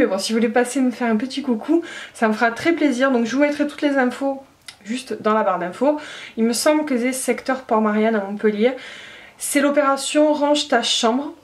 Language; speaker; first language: French; native; French